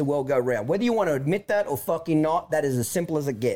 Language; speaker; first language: English; native; English